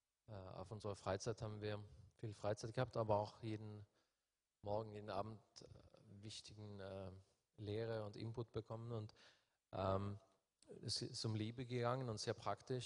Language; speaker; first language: German; non-native, fluent; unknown